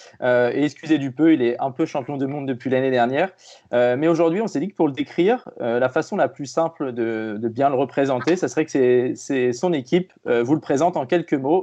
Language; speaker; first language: French; native; French